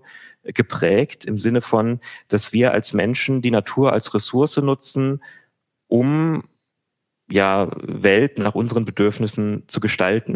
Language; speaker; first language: German; native; German